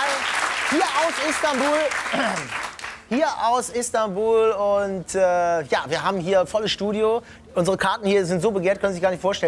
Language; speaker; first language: German; native; German